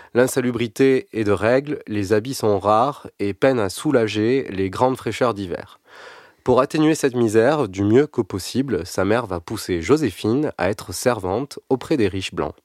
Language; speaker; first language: French; native; French